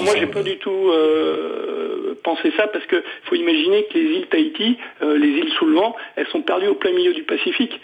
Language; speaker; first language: French; native; French